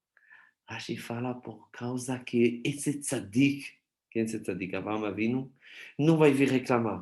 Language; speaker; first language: Portuguese; non-native, fluent; Hebrew